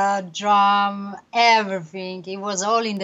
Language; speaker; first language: English; non-native, learner; Italian